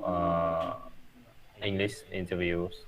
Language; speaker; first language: English; non-native, learner; Vietnamese